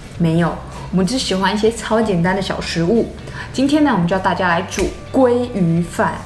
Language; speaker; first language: Chinese; native; Chinese